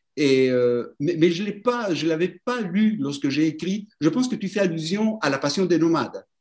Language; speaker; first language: French; non-native, fluent; Spanish